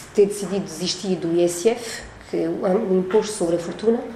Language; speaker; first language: Portuguese; early bilingual, heritage; French